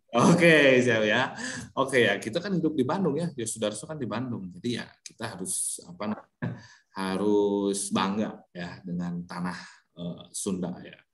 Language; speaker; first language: Indonesian; early bilingual, heritage; Indonesian